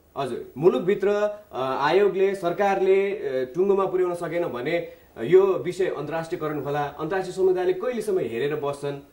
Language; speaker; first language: Nepali; native; Nepali